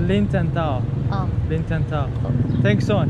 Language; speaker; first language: English; non-native, learner; Turkish